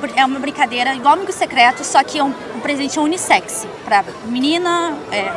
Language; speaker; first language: Portuguese; native; Portuguese